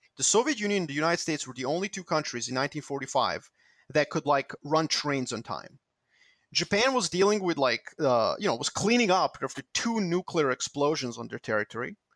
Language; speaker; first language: English; non-native, fluent; Serbian